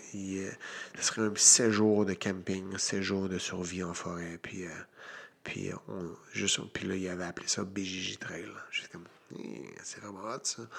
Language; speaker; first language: French; native; French